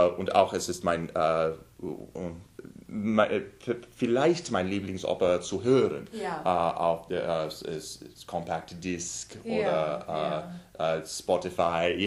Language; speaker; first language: German; non-native, learner; English